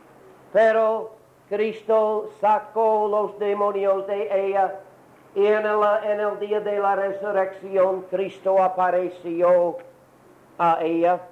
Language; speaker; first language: Spanish; non-native, learner; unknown